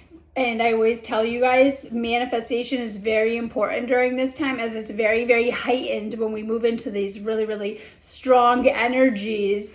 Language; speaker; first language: English; native; English